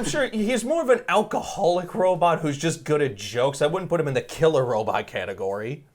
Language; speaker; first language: English; native; English